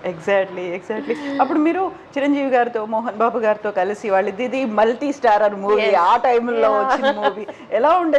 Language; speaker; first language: Telugu; native; Telugu